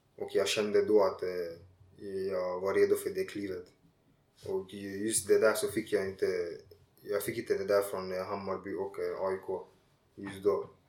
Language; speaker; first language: Swedish; early bilingual, other home language; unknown